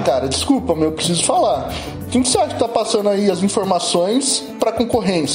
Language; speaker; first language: Portuguese; native; Portuguese